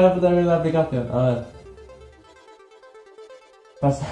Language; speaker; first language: Spanish; native; Spanish